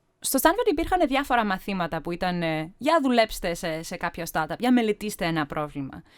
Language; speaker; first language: Greek; early bilingual, heritage; Greek